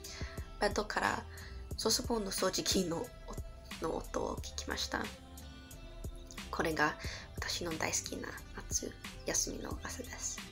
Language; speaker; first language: Japanese; non-native, learner; English